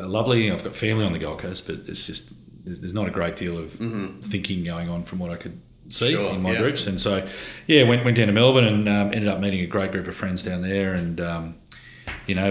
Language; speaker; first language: English; native; English